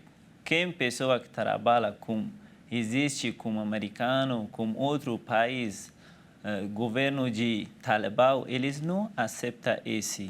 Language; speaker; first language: Portuguese; non-native, learner; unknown